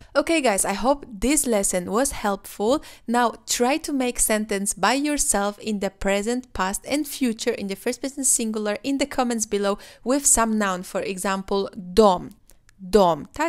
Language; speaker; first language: English; non-native, fluent; Polish